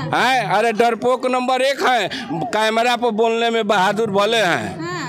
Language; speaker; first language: Hindi; native; Hindi